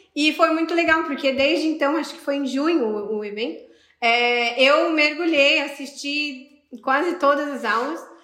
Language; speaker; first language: Portuguese; native; Portuguese